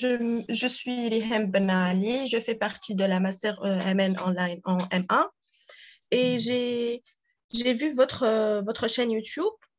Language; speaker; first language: French; non-native, local second language; Arabic